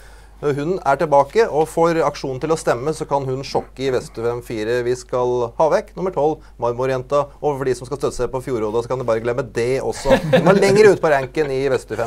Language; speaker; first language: Norwegian; native; Norwegian